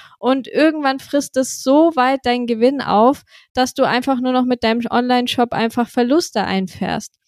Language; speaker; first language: German; native; German